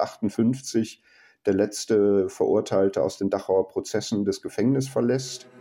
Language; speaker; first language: German; native; German